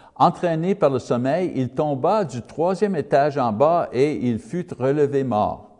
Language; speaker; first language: French; non-native, fluent; English